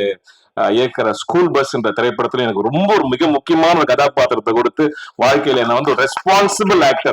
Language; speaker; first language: Tamil; native; Tamil